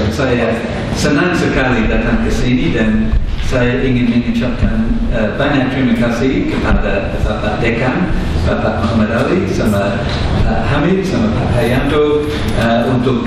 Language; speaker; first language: Indonesian; non-native, fluent; English